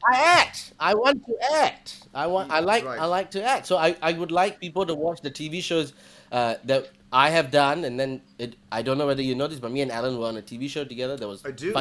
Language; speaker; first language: English; native; English